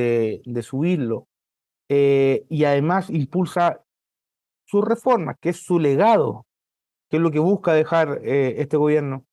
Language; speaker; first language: Spanish; native; Spanish